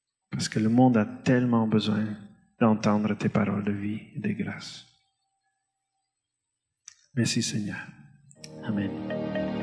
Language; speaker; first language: French; non-native, fluent; Dutch